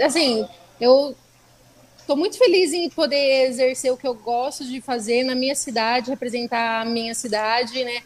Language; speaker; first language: Portuguese; native; Portuguese